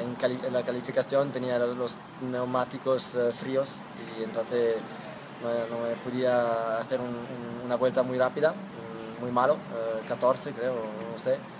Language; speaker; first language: Spanish; non-native, learner; German